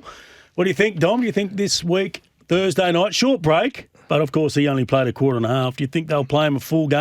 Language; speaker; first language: English; native; English